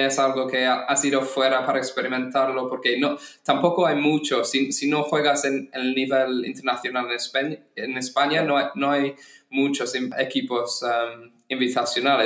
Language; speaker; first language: Spanish; non-native, fluent; English